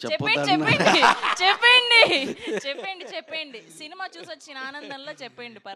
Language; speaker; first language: Telugu; native; Telugu